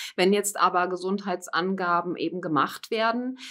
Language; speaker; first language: German; native; German